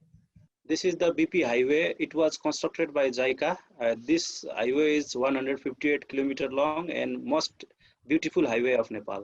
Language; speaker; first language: English; non-native, fluent; Nepali